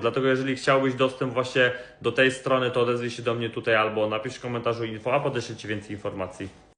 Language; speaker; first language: Polish; native; Polish